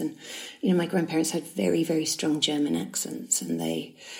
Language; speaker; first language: English; native; English